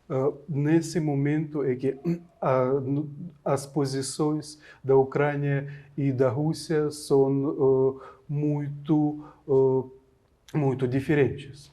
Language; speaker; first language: Portuguese; non-native, fluent; Ukrainian